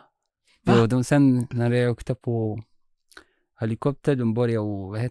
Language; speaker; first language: Swedish; non-native, learner; Arabic